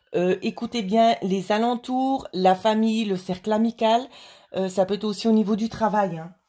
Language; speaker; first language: French; native; French